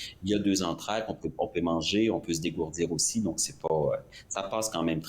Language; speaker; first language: French; native; French